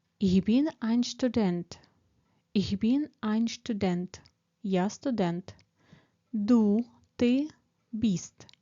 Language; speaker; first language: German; non-native, fluent; Ukrainian